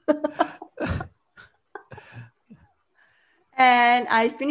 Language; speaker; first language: English; non-native, learner; Korean